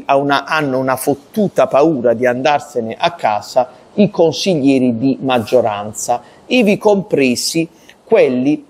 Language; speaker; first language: Italian; native; Italian